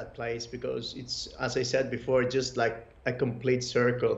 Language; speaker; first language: English; non-native, fluent; Greek